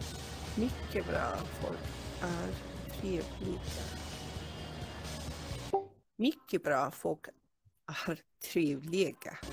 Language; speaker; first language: Swedish; non-native, learner; English